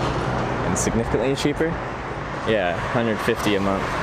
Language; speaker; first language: English; native; English